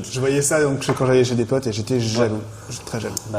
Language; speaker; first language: French; native; French